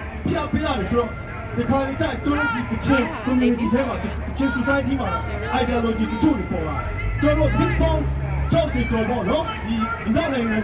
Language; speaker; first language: Burmese; non-native, local second language; Kachin